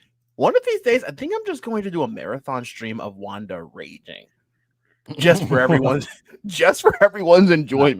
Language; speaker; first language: English; native; English